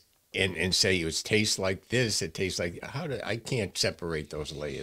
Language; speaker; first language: English; native; English